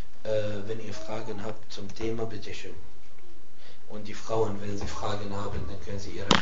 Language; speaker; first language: German; non-native, fluent; Arabic